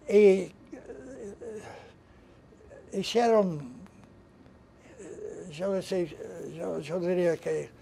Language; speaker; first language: Spanish; non-native, fluent; English